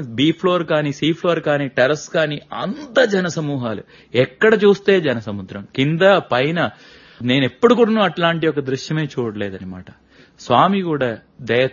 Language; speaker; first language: Telugu; non-native, local second language; Malayalam